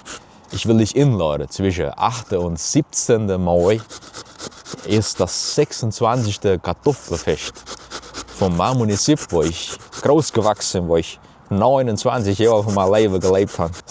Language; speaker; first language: German; early bilingual, heritage; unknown